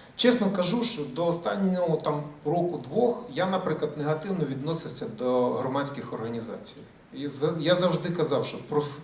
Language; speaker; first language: Ukrainian; early bilingual, other home language; Russian